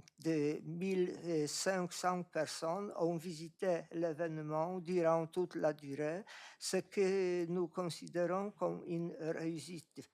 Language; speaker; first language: French; non-native, fluent; Polish